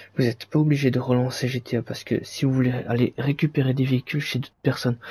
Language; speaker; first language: French; native; French